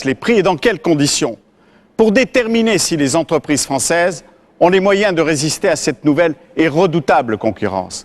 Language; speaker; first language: French; native; French